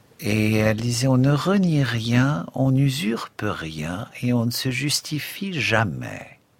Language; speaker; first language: French; native; French